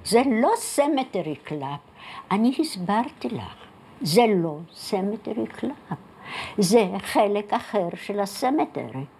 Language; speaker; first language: Hebrew; non-native, fluent; Polish